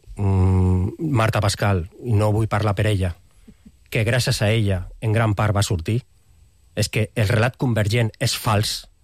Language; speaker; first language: Catalan; non-native, local second language; Spanish